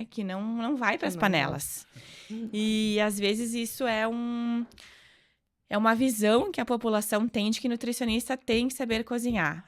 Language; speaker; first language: Portuguese; native; Portuguese